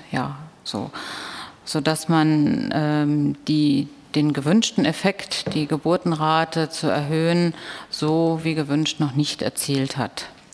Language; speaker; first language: German; native; German